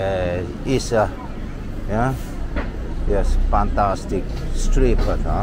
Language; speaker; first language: English; non-native, learner; Korean